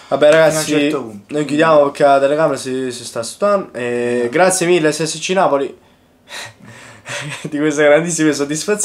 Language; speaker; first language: Italian; native; Italian